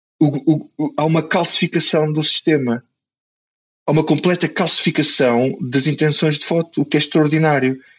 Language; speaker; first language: Portuguese; native; Portuguese